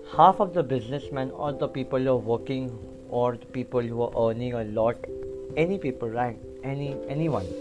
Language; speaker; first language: English; non-native, local second language; Bangla